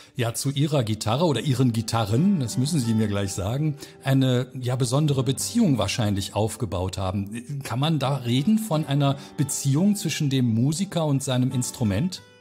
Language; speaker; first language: German; native; German